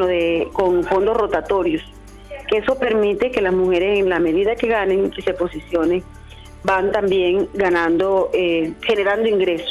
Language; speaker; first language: Spanish; native; Spanish